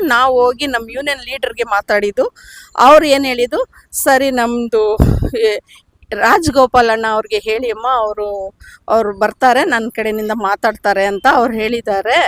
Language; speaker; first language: Kannada; non-native, local second language; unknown